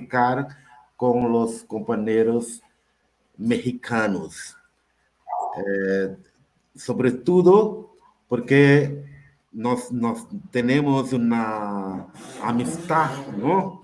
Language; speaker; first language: Spanish; non-native, learner; Portuguese